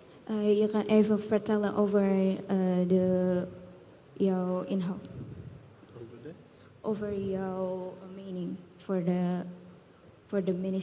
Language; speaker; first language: Dutch; non-native, learner; Indonesian